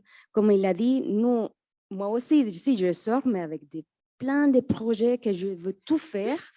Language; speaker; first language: French; non-native, fluent; Spanish